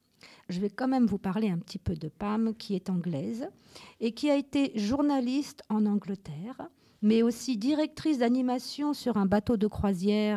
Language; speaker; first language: French; native; French